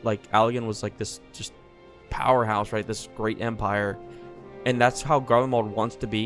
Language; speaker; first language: English; native; English